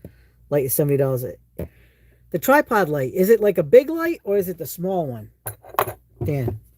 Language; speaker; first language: English; native; English